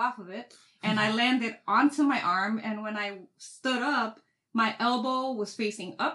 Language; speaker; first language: English; native; English